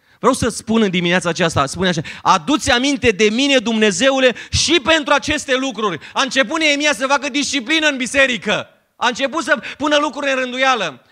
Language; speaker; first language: Romanian; native; Romanian